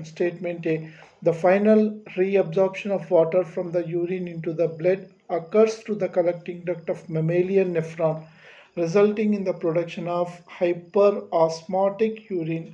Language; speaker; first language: English; non-native, local second language; Telugu